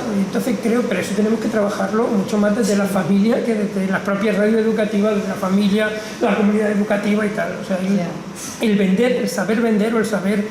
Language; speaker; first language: Spanish; native; Spanish